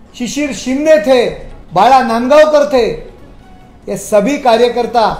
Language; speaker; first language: Hindi; non-native, local second language; Marathi